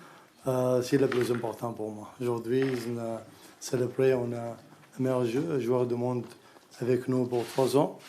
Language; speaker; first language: French; non-native, learner; Arabic